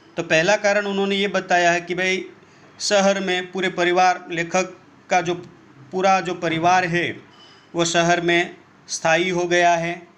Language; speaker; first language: Hindi; non-native, local second language; Gujarati